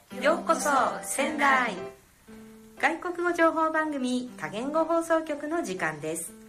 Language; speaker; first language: Japanese; native; Japanese